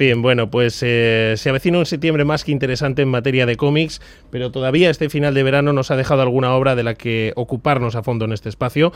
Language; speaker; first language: Spanish; native; Spanish